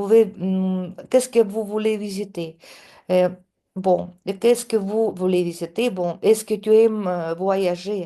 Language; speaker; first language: French; non-native, fluent; Russian